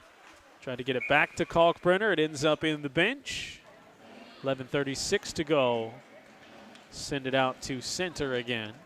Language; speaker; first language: English; native; English